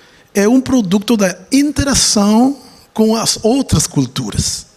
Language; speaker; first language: Portuguese; non-native, fluent; Spanish